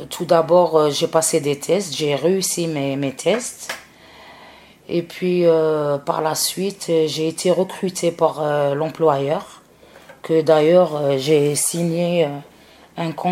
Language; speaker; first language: French; non-native, local second language; Arabic